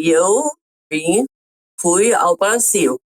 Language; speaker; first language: Portuguese; non-native, fluent; German